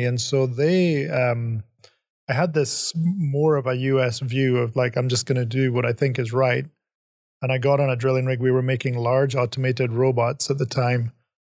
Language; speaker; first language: English; native; English